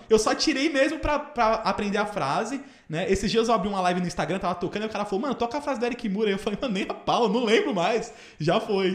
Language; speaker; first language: Portuguese; native; Portuguese